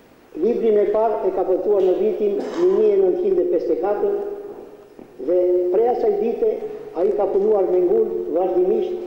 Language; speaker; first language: Albanian; native; Albanian